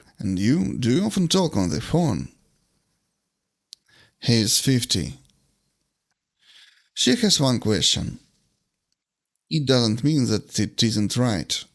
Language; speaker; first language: English; non-native, fluent; Ukrainian